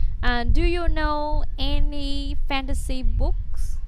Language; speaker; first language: English; non-native, fluent; Vietnamese